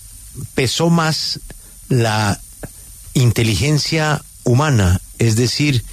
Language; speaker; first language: Spanish; native; Spanish